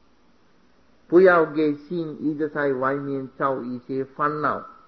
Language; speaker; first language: Chinese; non-native, fluent; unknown